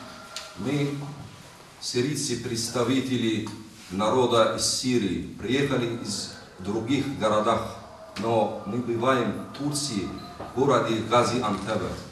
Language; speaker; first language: Russian; non-native, learner; Arabic